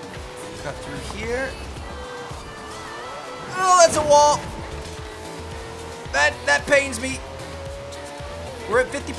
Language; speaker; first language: English; native; English